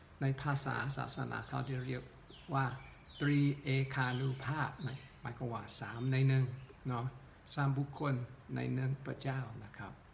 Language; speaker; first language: Thai; non-native, local second language; Northeastern Thai